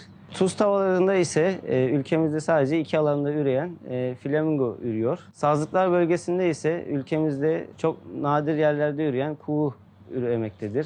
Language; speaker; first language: Turkish; native; Turkish